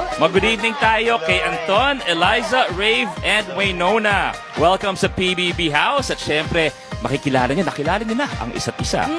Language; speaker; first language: Filipino; native; Filipino